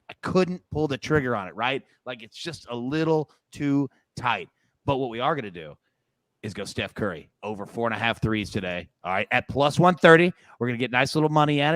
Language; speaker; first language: English; native; English